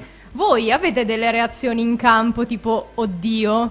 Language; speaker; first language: Italian; native; Italian